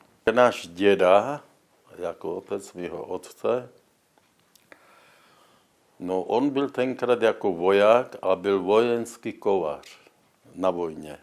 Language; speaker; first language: Czech; non-native, local second language; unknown